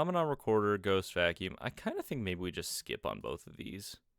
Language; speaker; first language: English; native; English